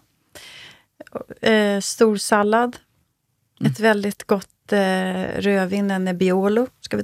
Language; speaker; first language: Swedish; native; Swedish